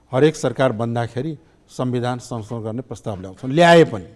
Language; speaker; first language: Nepali; non-native, local second language; Maithili